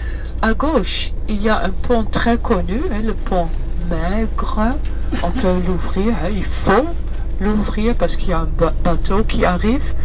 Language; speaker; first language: French; early bilingual, heritage; Dutch